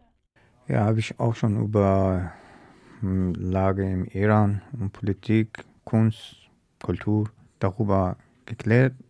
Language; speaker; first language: German; non-native, learner; Persian